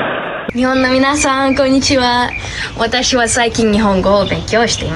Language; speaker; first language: Japanese; non-native, learner; English